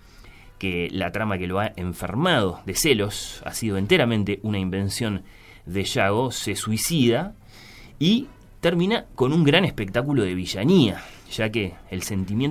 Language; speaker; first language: Spanish; native; Spanish